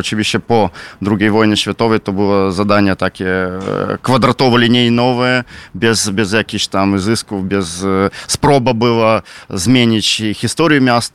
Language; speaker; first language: Polish; non-native, fluent; Ukrainian